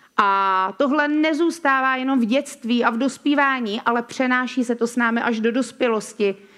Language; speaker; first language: Czech; native; Czech